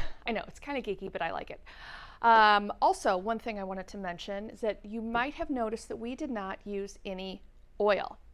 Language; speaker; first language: English; native; English